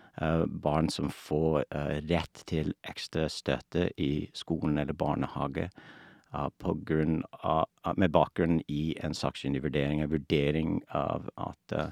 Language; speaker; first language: Norwegian; non-native, fluent; English